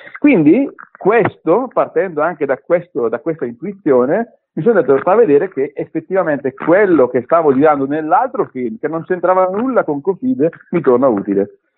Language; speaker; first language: Italian; early bilingual, other home language; Arabic